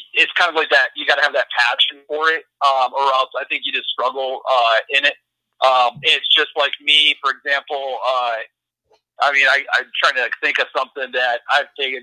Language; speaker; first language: English; native; English